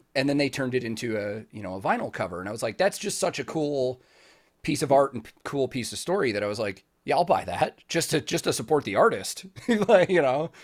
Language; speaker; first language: English; native; English